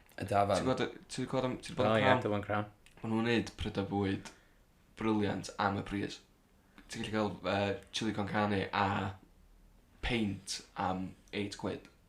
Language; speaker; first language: Welsh; native; Welsh